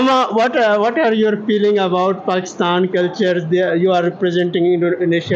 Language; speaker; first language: English; non-native, local second language; Urdu